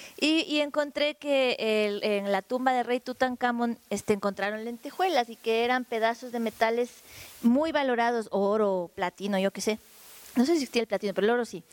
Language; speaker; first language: Spanish; native; Spanish